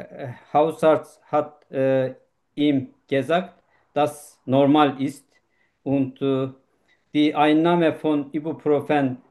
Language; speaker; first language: German; non-native, learner; Turkish